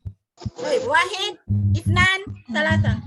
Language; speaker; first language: Arabic; non-native, learner; Indonesian